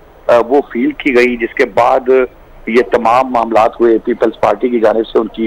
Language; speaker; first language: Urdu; non-native, local second language; Punjabi